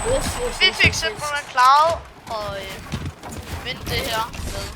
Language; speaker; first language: Danish; native; Danish